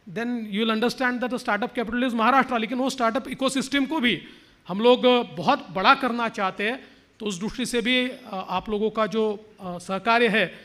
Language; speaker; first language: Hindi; non-native, local second language; Marathi